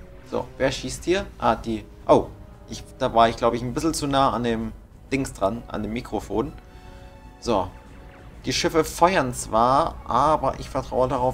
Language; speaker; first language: German; native; German